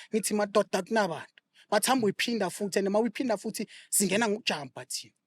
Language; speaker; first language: Zulu; non-native, local second language; Southern Sotho